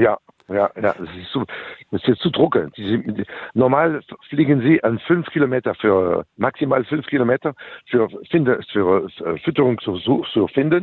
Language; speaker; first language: German; non-native, learner; French